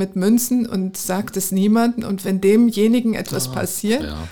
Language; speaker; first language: German; native; German